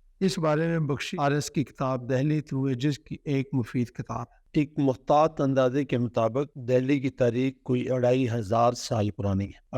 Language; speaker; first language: Urdu; non-native, local second language; Punjabi